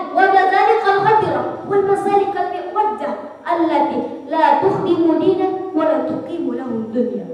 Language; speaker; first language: Arabic; non-native, learner; Indonesian